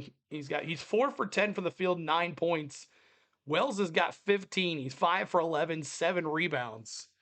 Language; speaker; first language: English; native; English